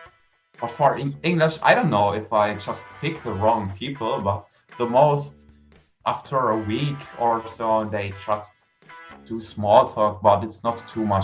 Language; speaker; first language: English; non-native, fluent; German